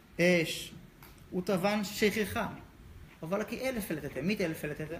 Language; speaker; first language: Hungarian; non-native, learner; Hebrew